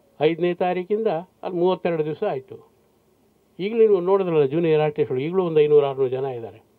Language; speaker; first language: Kannada; native; Kannada